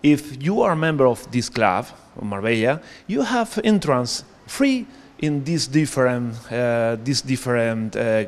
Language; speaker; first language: English; non-native, learner; Spanish